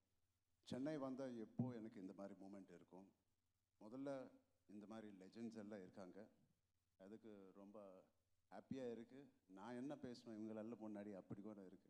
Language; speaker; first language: Tamil; non-native, local second language; Telugu